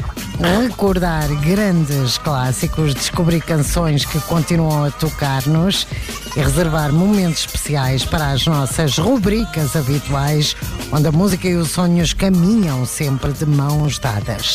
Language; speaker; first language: Portuguese; native; Portuguese